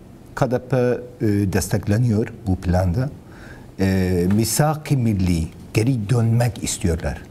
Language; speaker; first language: Turkish; non-native, learner; Kurdish